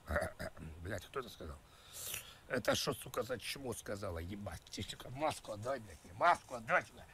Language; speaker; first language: Russian; native; Russian